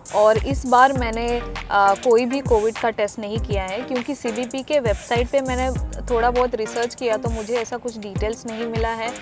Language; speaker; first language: Hindi; native; Hindi